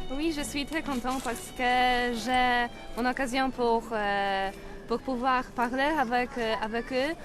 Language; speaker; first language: French; non-native, learner; Polish